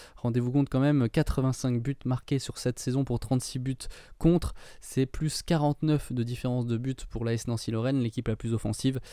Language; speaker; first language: French; native; French